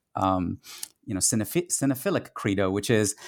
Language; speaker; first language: English; non-native, local second language; Tamil